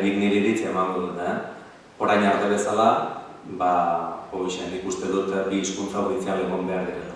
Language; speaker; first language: Basque; non-native, fluent; Catalan